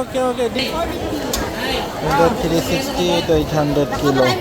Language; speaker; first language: Filipino; non-native, learner; Bangla